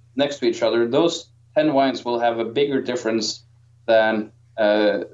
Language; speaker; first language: English; non-native, fluent; Norwegian